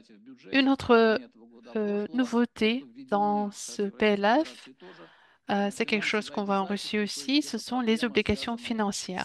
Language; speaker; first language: French; non-native, fluent; Russian